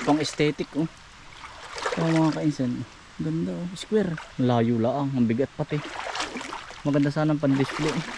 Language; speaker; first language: Filipino; native; Filipino